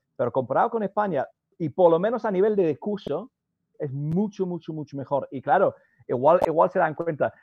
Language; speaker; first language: Spanish; non-native, fluent; English